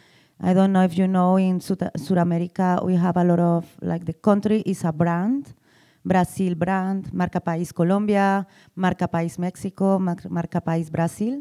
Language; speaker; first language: English; non-native, learner; Spanish